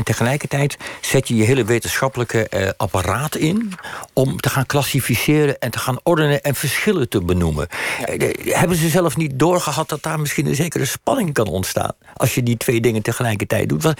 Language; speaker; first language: Dutch; native; Dutch